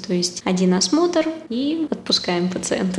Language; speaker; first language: Russian; native; Russian